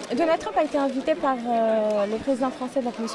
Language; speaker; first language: French; native; French